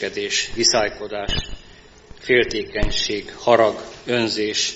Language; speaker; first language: Hungarian; native; Hungarian